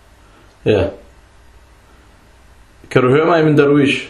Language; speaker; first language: Danish; early bilingual, other home language; Arabic